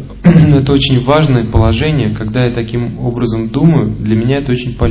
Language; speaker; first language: Russian; native; Russian